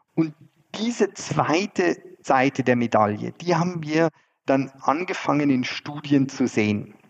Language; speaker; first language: German; native; German